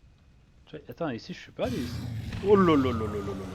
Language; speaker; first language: French; native; French